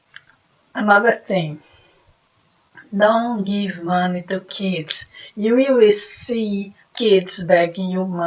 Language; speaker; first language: English; non-native, fluent; Portuguese